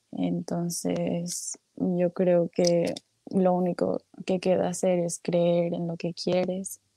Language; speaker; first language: Spanish; native; Spanish